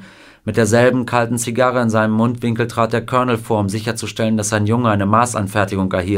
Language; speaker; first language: German; native; German